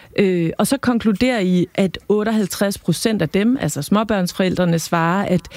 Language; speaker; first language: Danish; native; Danish